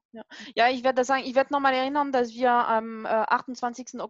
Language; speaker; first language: German; non-native, fluent; French